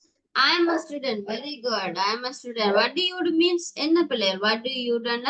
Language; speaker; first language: English; non-native, local second language; Tamil